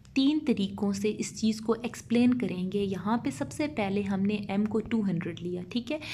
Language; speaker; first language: Urdu; non-native, local second language; Punjabi